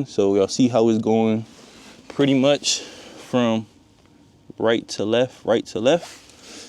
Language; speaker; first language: English; native; English